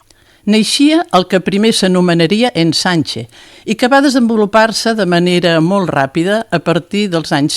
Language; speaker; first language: Catalan; native; Catalan